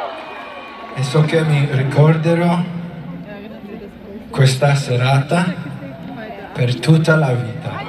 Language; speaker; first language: Italian; non-native, learner; English